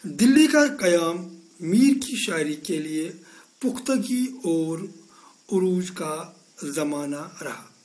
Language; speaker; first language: Urdu; non-native, local second language; Kashmiri